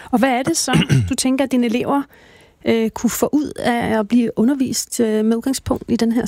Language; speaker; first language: Danish; native; Danish